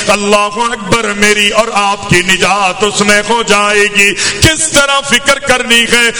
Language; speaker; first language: Urdu; native; Urdu